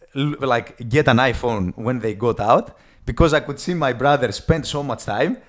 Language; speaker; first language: English; non-native, fluent; Greek